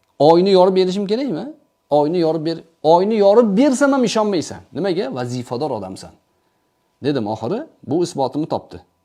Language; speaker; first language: Uzbek; native; Uzbek